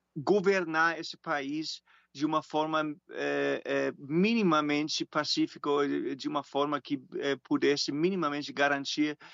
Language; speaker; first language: Portuguese; non-native, fluent; German